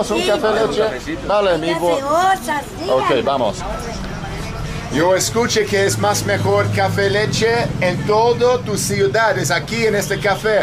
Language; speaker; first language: Spanish; non-native, learner; English